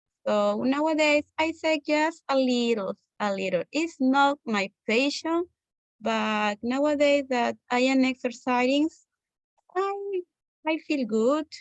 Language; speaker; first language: English; non-native, learner; Spanish